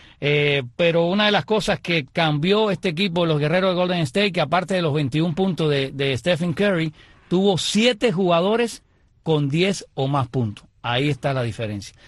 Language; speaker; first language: Spanish; native; Spanish